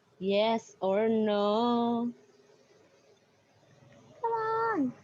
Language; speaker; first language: English; non-native, fluent; Indonesian